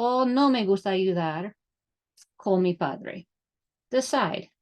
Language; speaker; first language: Spanish; non-native, fluent; English